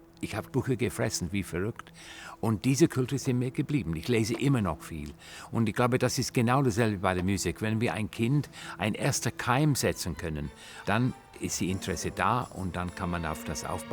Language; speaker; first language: German; non-native, fluent; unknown